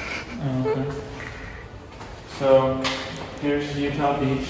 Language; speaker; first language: English; native; English